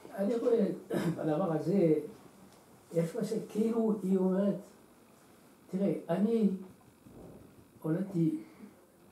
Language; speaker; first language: Hebrew; non-native, fluent; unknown